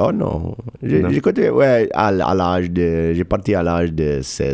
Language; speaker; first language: French; non-native, local second language; English